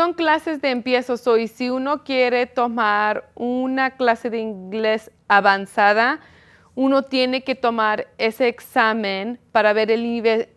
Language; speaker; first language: Spanish; early bilingual, heritage; Spanish